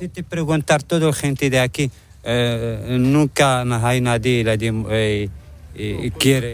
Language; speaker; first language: Spanish; non-native, learner; Arabic